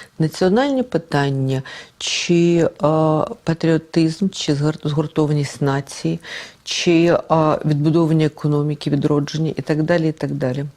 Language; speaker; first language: Ukrainian; non-native, local second language; Russian